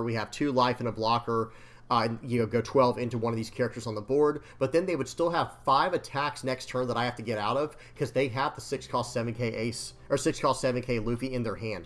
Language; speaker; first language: English; native; English